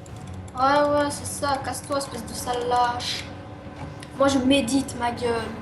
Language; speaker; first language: French; native; French